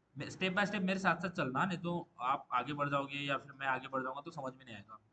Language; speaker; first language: Hindi; non-native, local second language; Marathi